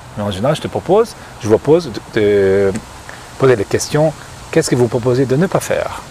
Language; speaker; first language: French; non-native, fluent; Hungarian